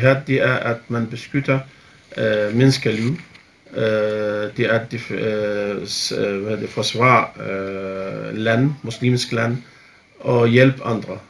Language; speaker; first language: Danish; non-native, fluent; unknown